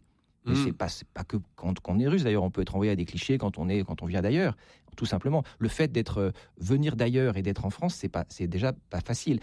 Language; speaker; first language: French; native; French